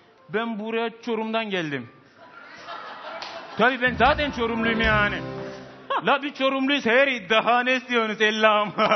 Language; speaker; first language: Turkish; non-native, fluent; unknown